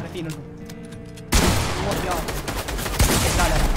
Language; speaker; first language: Arabic; native; Arabic